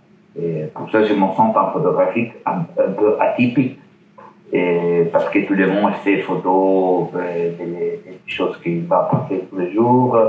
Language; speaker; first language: French; non-native, learner; Italian